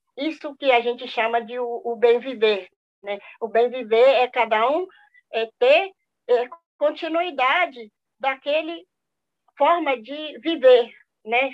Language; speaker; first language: Portuguese; non-native, local second language; Guarani